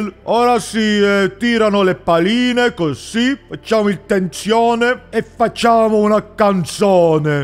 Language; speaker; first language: Italian; non-native, learner; English